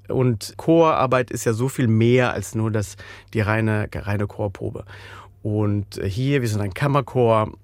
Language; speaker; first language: German; native; German